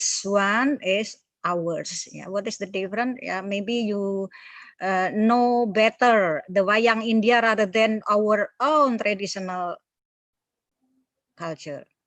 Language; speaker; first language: English; non-native, fluent; Indonesian